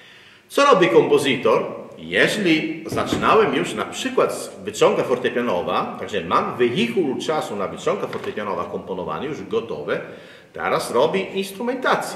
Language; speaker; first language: Polish; non-native, learner; Italian